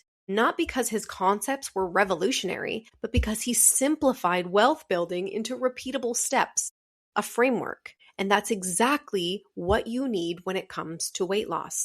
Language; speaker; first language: English; native; English